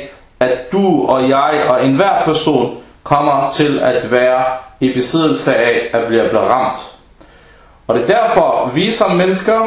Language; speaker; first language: Danish; non-native, fluent; Arabic